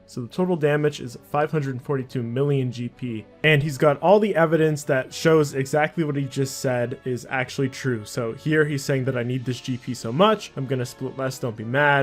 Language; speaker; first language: English; native; English